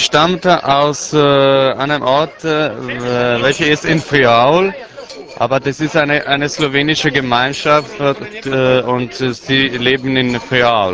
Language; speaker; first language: German; non-native, learner; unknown